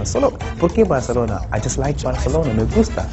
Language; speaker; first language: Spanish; non-native, fluent; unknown